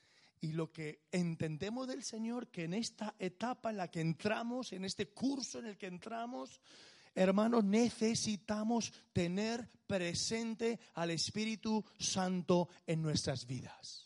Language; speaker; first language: Spanish; native; Spanish